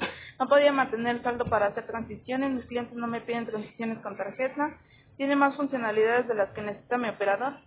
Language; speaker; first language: Spanish; native; Spanish